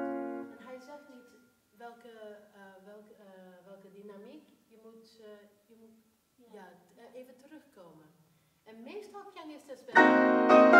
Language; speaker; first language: Dutch; non-native, fluent; English